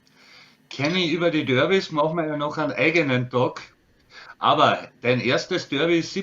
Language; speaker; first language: German; native; German